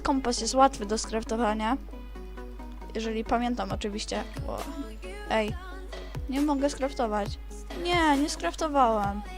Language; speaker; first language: Polish; native; Polish